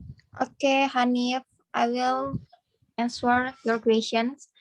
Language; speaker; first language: English; non-native, fluent; Indonesian